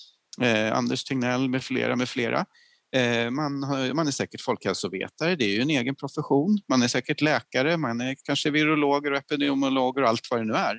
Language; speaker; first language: Swedish; native; Swedish